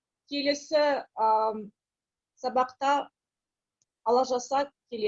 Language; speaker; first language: Kazakh; non-native, local second language; Russian